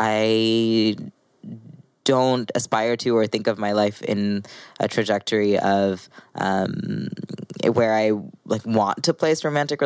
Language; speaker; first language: English; native; English